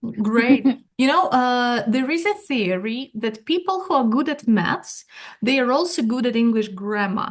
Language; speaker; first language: English; non-native, fluent; Russian